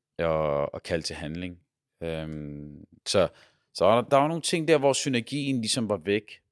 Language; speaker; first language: Danish; early bilingual, other home language; Arabic